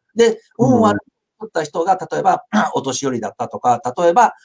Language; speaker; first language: Japanese; native; Japanese